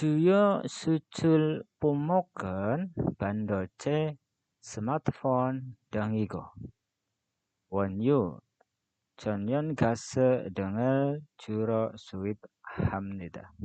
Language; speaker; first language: Korean; non-native, fluent; Indonesian